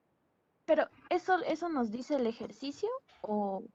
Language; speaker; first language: Spanish; native; Spanish